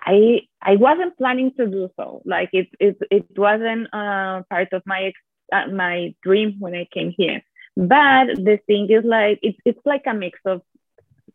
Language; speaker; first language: English; non-native, fluent; Italian